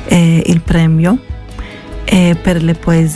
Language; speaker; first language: Italian; non-native, fluent; Hebrew